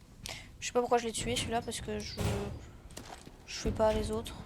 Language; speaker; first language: French; native; French